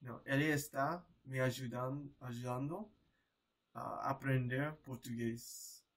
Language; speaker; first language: Portuguese; non-native, learner; English